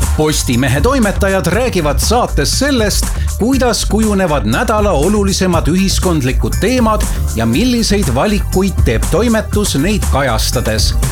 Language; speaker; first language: Estonian; native; Estonian